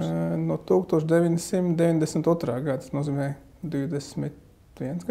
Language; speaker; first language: Latvian; non-native, fluent; Arabic